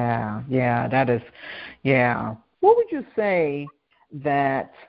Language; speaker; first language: English; native; English